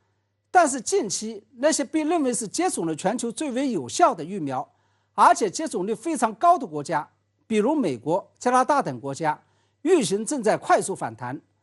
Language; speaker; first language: Chinese; native; Chinese